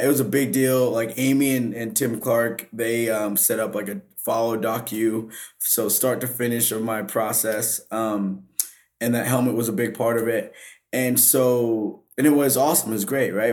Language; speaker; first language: English; native; English